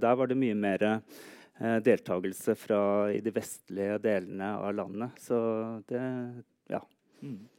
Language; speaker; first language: Norwegian; native; Norwegian